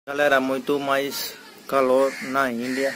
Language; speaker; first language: Portuguese; non-native, learner; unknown